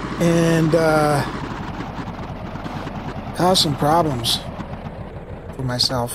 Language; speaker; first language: English; native; English